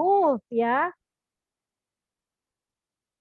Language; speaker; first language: English; non-native, fluent; Indonesian